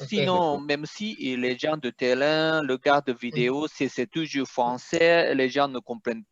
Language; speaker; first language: French; non-native, fluent; Japanese